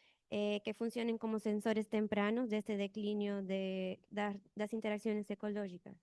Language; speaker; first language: Portuguese; non-native, learner; Spanish